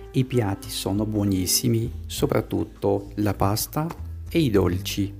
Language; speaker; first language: Italian; non-native, fluent; Portuguese